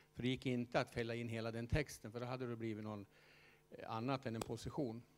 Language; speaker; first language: Swedish; native; Swedish